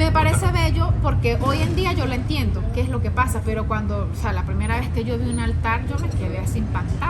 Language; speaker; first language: Spanish; native; Spanish